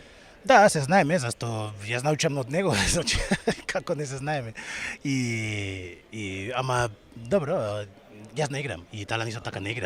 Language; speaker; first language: Macedonian; non-native, learner; Spanish